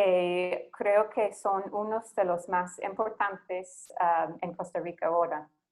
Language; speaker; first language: Spanish; non-native, fluent; English